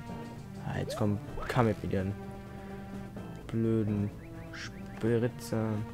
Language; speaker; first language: German; native; German